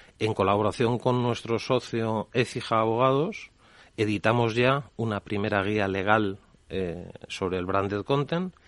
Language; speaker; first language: Spanish; native; Spanish